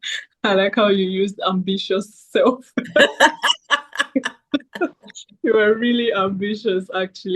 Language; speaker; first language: English; native; English